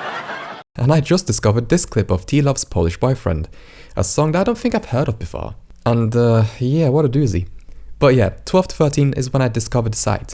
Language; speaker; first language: English; native; English